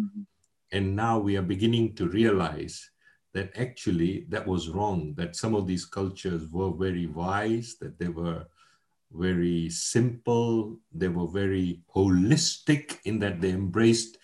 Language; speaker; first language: English; non-native, local second language; Gujarati